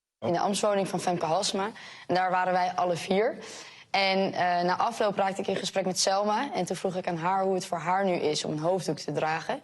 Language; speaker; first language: Dutch; native; Dutch